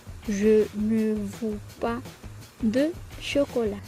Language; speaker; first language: French; non-native, fluent; Spanish